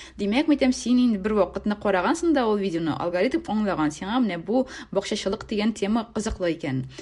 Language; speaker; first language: Tatar; native; Tatar